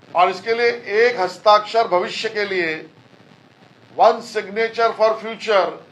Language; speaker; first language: Hindi; non-native, local second language; Marathi